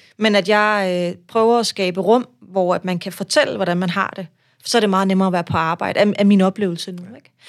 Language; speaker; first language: Danish; native; Danish